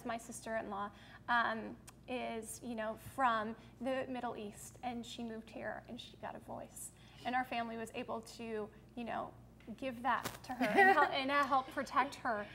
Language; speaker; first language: English; native; English